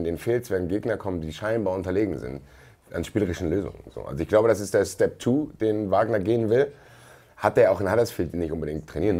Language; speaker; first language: German; native; German